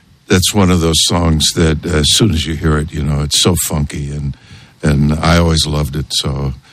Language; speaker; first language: English; native; English